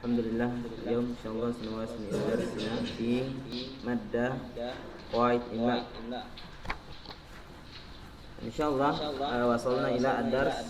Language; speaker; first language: Arabic; non-native, fluent; Indonesian